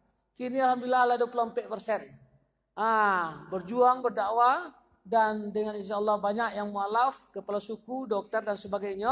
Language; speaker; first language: Indonesian; non-native, local second language; Minangkabau